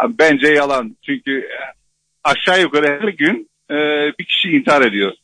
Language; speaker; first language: Turkish; early bilingual, heritage; Turkish